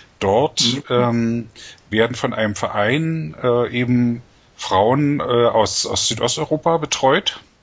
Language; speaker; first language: German; native; German